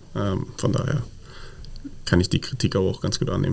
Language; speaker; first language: German; native; German